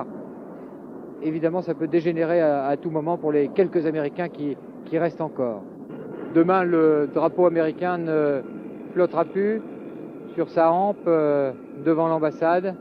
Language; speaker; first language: French; native; French